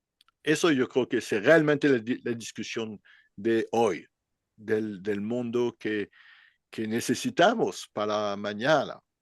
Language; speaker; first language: Spanish; non-native, learner; French